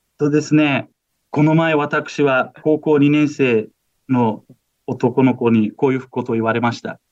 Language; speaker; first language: Japanese; non-native, fluent; Portuguese